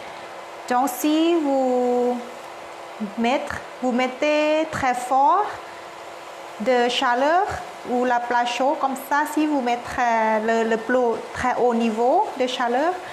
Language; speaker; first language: French; non-native, learner; Thai